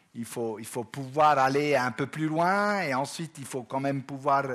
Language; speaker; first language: French; non-native, local second language; German